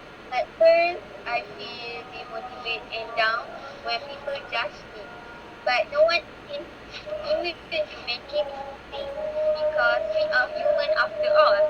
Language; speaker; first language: English; non-native, local second language; Malay